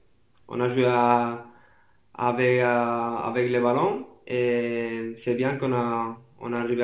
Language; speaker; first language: French; non-native, fluent; Spanish